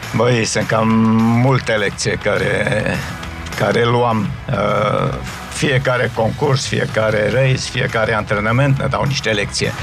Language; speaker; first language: Romanian; non-native, fluent; German